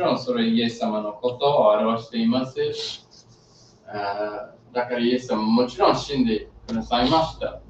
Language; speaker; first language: Japanese; non-native, fluent; English